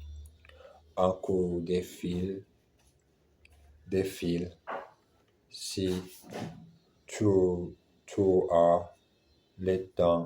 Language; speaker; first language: French; non-native, learner; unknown